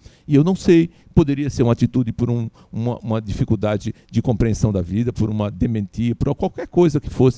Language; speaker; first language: Portuguese; native; Portuguese